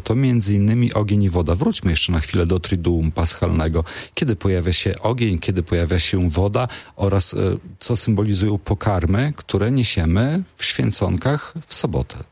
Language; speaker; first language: Polish; native; Polish